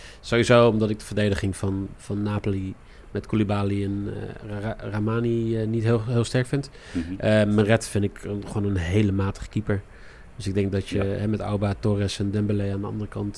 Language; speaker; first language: Dutch; native; Dutch